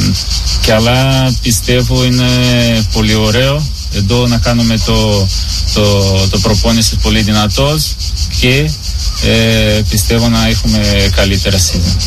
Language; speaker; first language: Greek; non-native, learner; Portuguese